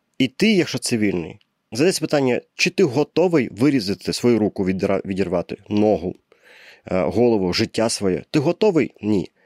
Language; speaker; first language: Ukrainian; non-native, local second language; Russian